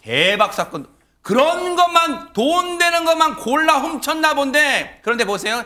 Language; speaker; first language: Korean; native; Korean